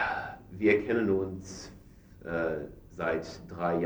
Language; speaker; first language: German; non-native, learner; English